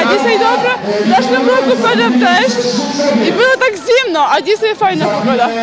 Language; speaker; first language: Polish; non-native, learner; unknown